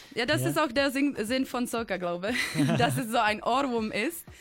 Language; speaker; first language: English; non-native, fluent; Czech